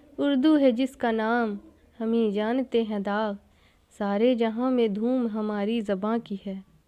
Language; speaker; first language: Urdu; native; Urdu